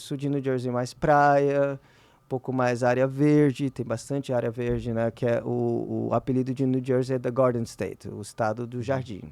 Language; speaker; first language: Portuguese; early bilingual, heritage; Portuguese